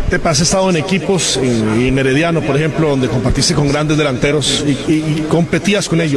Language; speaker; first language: Spanish; native; Spanish